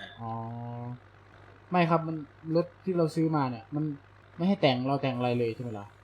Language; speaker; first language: Thai; native; Thai